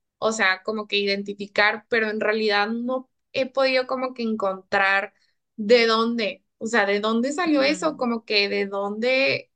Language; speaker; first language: Spanish; early bilingual, heritage; Spanish